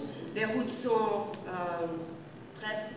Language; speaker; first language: French; non-native, fluent; Portuguese